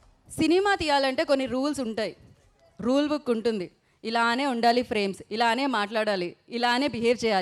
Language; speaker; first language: Telugu; native; Telugu